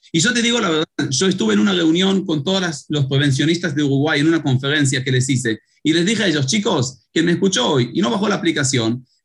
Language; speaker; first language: Spanish; early bilingual, heritage; Hebrew